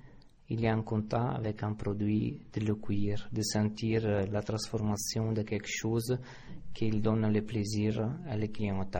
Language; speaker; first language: French; non-native, fluent; Italian